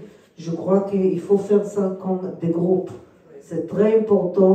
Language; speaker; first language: French; early bilingual, heritage; Hebrew